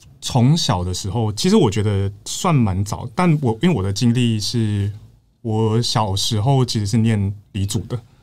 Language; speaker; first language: Chinese; native; Chinese